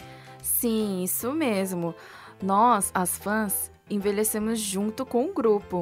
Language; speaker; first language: Portuguese; non-native, fluent; Korean